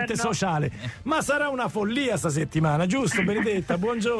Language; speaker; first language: Italian; native; Italian